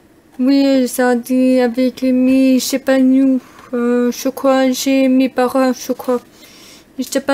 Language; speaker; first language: French; non-native, learner; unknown